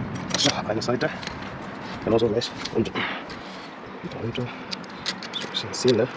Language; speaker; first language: German; non-native, learner; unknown